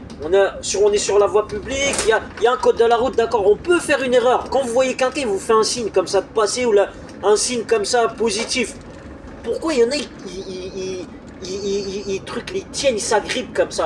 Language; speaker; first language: French; native; French